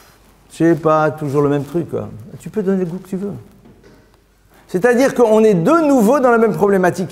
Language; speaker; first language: French; native; French